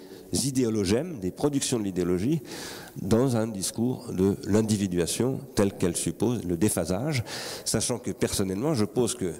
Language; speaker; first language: French; native; French